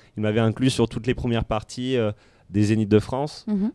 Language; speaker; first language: French; native; French